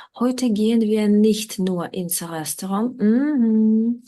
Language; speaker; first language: German; non-native, fluent; Ukrainian